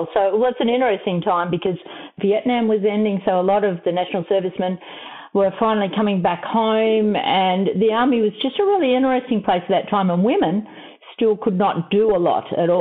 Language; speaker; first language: English; native; English